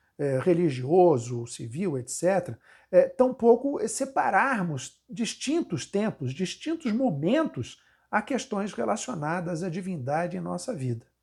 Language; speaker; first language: Portuguese; native; Portuguese